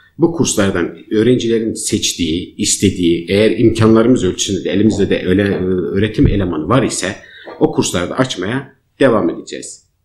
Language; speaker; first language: Turkish; native; Turkish